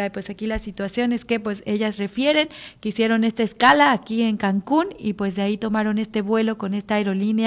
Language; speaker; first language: Spanish; native; Spanish